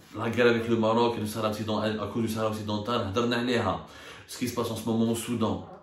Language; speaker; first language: French; non-native, local second language; Arabic